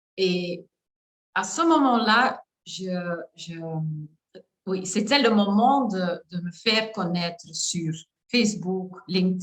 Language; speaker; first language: French; non-native, learner; Dutch